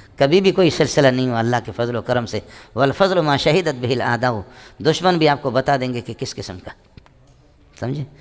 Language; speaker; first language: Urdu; non-native, local second language; Brahui